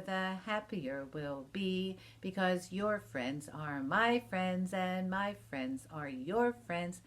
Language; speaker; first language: English; native; English